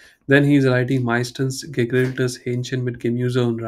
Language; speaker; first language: German; non-native, fluent; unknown